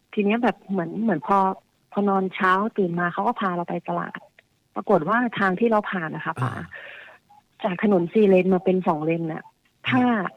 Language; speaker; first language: Thai; native; Thai